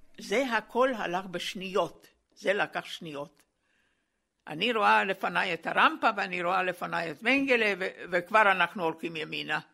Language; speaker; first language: Hebrew; non-native, fluent; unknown